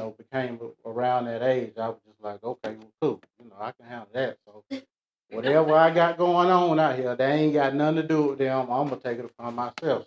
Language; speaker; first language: English; native; English